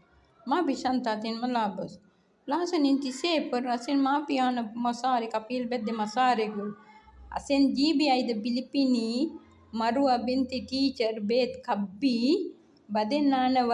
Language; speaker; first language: Arabic; non-native, learner; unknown